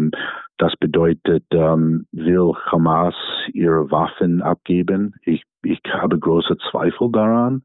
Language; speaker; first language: German; non-native, fluent; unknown